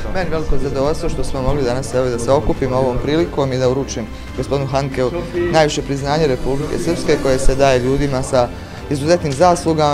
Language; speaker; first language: Serbian; native; Serbian